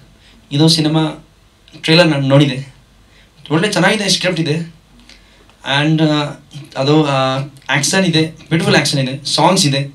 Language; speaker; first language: Kannada; non-native, learner; Hindi